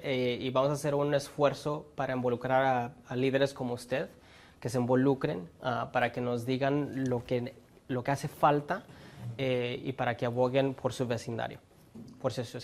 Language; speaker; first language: Spanish; early bilingual, heritage; Spanish